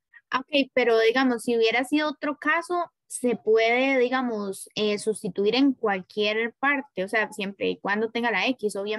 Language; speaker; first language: Spanish; native; Spanish